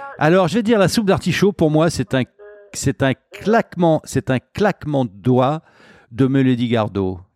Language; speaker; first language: French; native; French